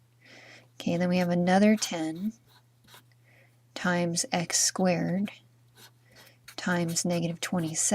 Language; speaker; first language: English; native; English